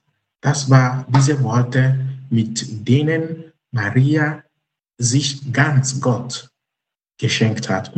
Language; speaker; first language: German; non-native, fluent; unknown